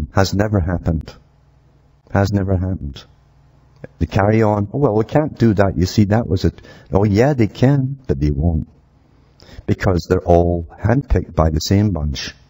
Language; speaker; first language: English; native; English